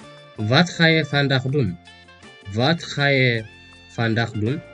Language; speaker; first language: Dutch; non-native, fluent; Tigrinya